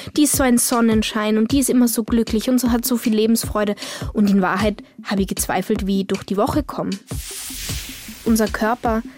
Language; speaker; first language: German; native; German